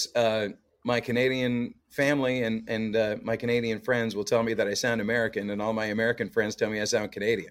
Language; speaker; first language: English; native; English